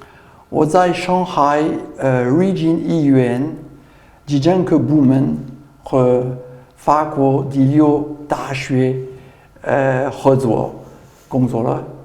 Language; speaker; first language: Chinese; non-native, learner; French